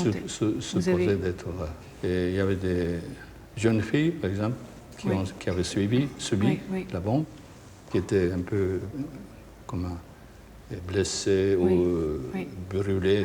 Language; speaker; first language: French; non-native, fluent; Japanese